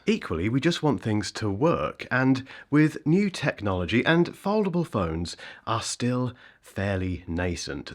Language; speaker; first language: English; native; English